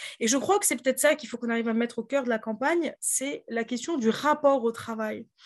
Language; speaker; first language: French; native; French